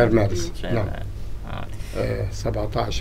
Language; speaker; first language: Arabic; native; Arabic